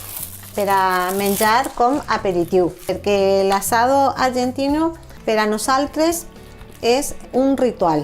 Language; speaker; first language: Catalan; non-native, fluent; Spanish